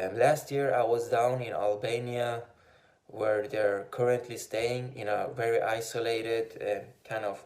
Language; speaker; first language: English; non-native, fluent; Persian